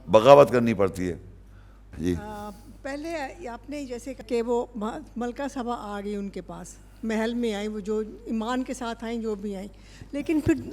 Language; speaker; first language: Urdu; native; Urdu